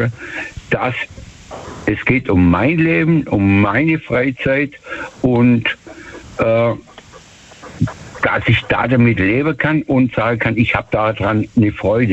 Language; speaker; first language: German; native; German